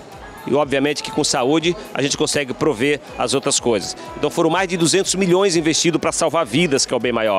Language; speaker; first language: Portuguese; native; Portuguese